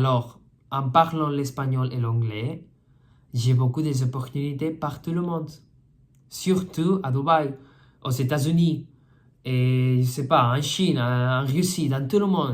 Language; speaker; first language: French; non-native, fluent; Spanish